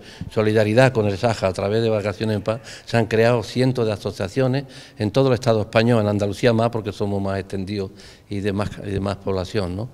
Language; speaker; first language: Spanish; native; Spanish